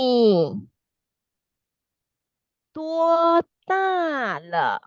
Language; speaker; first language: Chinese; non-native, fluent; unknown